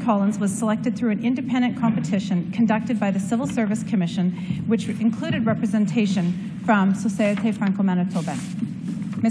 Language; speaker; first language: English; native; English